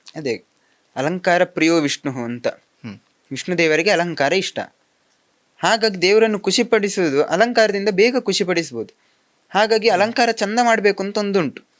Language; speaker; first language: Kannada; non-native, local second language; Tulu